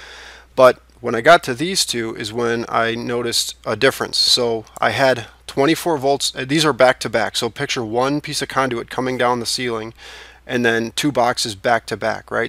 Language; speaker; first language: English; native; English